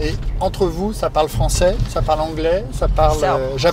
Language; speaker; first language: French; native; French